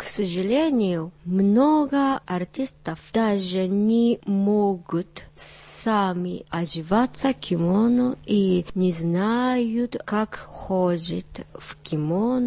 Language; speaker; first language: Russian; non-native, learner; Japanese